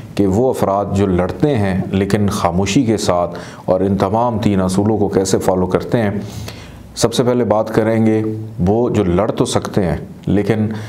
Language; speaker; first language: Urdu; native; Urdu